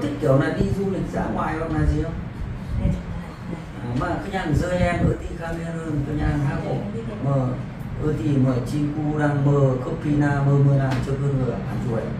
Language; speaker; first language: Korean; non-native, learner; Vietnamese